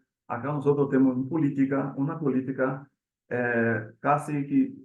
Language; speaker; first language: Spanish; non-native, learner; Portuguese